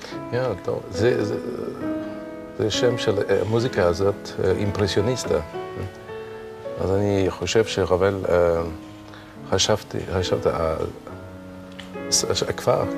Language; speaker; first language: Hebrew; non-native, learner; French